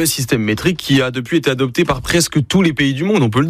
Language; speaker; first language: French; native; French